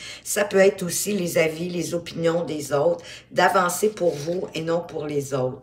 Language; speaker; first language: French; native; French